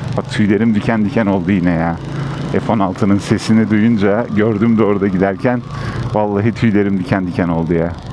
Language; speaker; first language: Turkish; early bilingual, heritage; Turkish